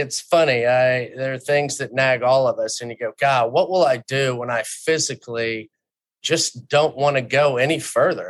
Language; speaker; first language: English; native; English